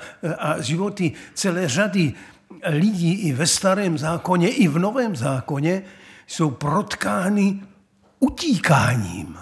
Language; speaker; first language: Czech; native; Czech